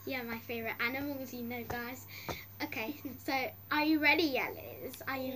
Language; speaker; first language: English; native; English